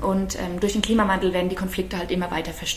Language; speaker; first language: German; native; German